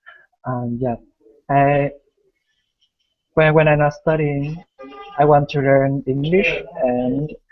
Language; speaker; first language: English; non-native, learner; Vietnamese